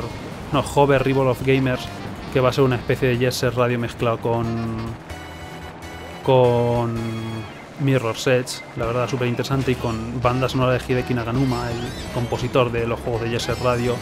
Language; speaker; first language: Spanish; native; Spanish